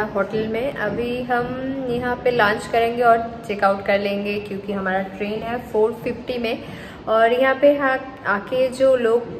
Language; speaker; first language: Hindi; non-native, local second language; Bangla